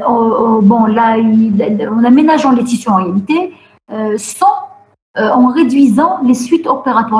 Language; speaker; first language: French; non-native, local second language; Arabic